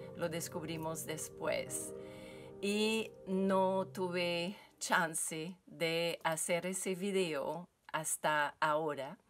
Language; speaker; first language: Spanish; non-native, fluent; French